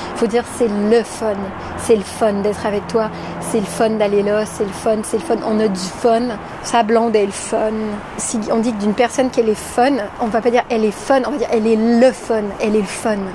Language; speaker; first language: French; native; French